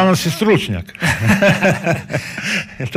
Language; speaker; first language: Serbian; native; Serbian